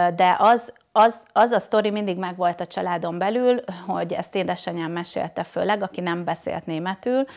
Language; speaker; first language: Hungarian; native; Hungarian